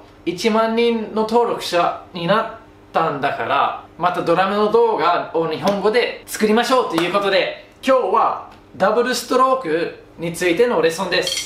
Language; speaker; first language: Japanese; non-native, fluent; English